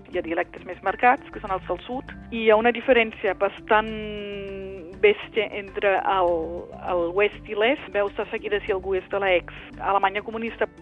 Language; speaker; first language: Catalan; non-native, fluent; German